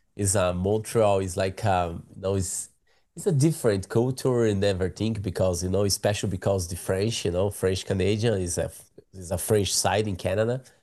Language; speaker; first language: English; non-native, learner; Portuguese